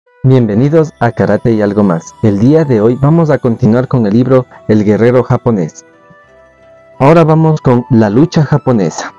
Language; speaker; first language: Spanish; native; Spanish